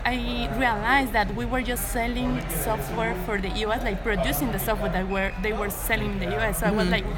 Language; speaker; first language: English; non-native, fluent; Spanish